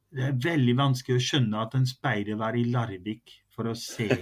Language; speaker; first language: Norwegian; non-native, fluent; Dutch